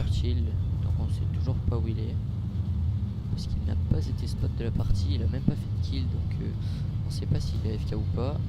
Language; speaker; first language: French; native; French